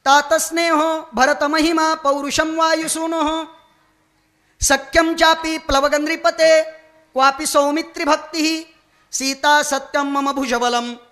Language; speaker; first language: Hindi; non-native, local second language; Marathi